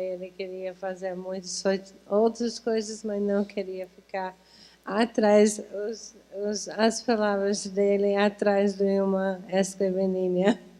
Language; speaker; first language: Portuguese; non-native, fluent; English